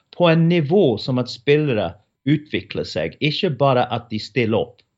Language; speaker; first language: Norwegian; non-native, fluent; English